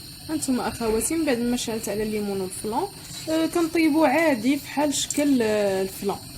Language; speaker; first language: Arabic; native; Arabic